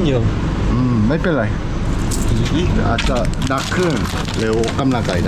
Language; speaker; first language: Thai; non-native, fluent; Korean